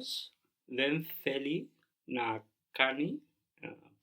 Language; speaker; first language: Greek; non-native, learner; English